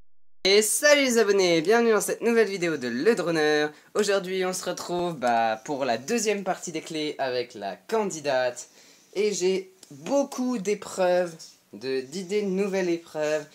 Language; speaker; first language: French; native; French